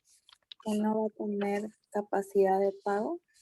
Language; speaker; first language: Spanish; native; Spanish